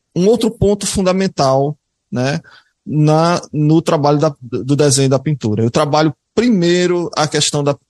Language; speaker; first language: Portuguese; native; Portuguese